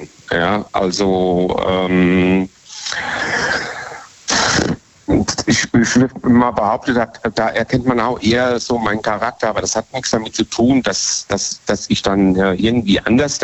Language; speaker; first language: German; native; German